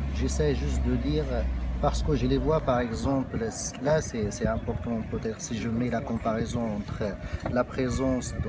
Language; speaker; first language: French; non-native, local second language; Arabic